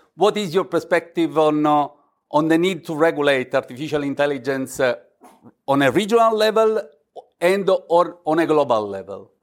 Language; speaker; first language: English; non-native, fluent; Italian